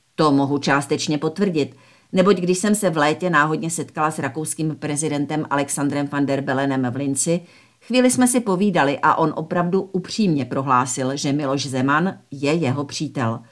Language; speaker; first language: Czech; early bilingual, other home language; Slovak